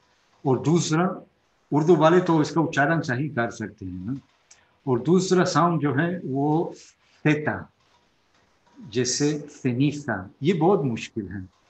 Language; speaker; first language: Hindi; non-native, fluent; Spanish